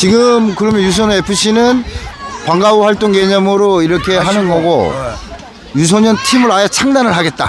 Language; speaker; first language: Korean; native; Korean